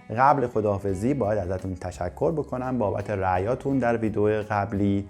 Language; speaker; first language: Persian; native; Persian